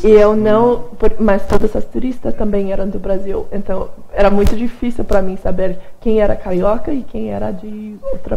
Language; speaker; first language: Portuguese; non-native, fluent; English